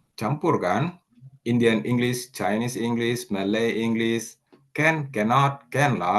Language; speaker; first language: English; non-native, fluent; Indonesian